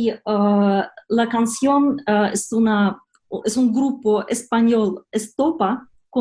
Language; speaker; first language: Spanish; non-native, fluent; Russian